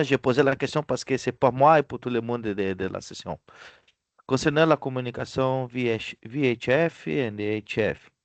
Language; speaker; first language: French; non-native, fluent; Portuguese